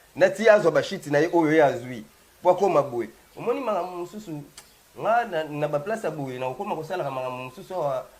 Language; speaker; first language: Lingala; non-native, local second language; Kongo